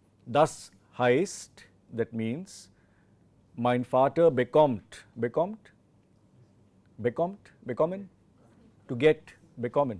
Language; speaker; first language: German; non-native, fluent; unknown